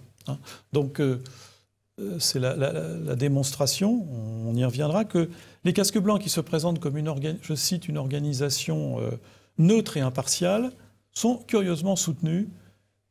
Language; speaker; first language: French; native; French